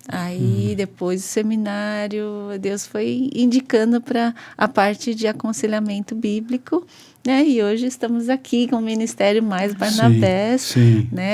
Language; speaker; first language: Portuguese; non-native, fluent; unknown